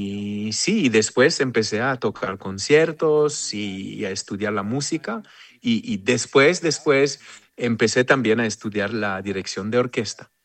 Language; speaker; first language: Spanish; non-native, fluent; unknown